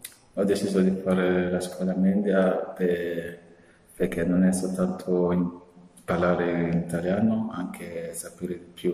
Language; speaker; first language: Italian; non-native, fluent; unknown